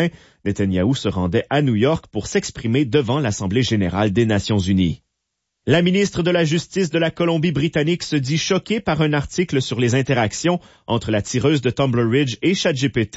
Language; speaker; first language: French; native; French